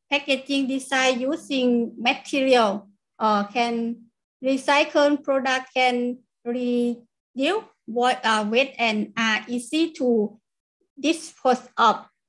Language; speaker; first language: English; non-native, learner; Thai